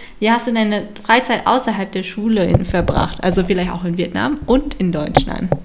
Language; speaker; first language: German; early bilingual, other home language; Vietnamese